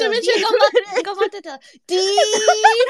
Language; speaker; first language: Japanese; non-native, learner; English